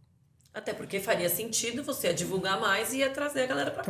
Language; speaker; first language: Portuguese; native; Portuguese